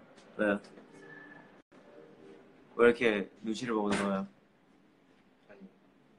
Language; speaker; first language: Korean; early bilingual, heritage; Korean